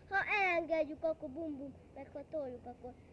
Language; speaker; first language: Hungarian; early bilingual, heritage; Hungarian